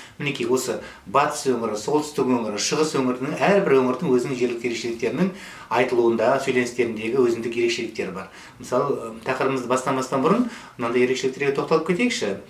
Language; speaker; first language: Kazakh; native; Kazakh